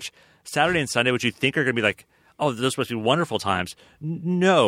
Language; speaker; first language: English; native; English